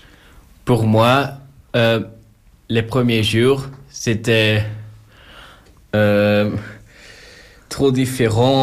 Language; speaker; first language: French; non-native, local second language; Dutch